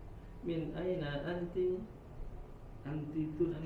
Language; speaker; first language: Arabic; non-native, learner; Indonesian